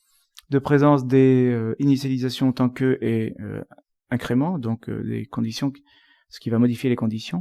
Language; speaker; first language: French; native; French